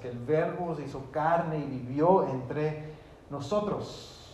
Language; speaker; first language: Spanish; early bilingual, heritage; Spanish